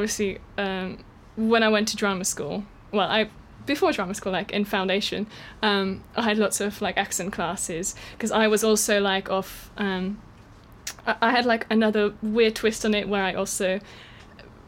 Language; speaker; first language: English; non-native, fluent; Hungarian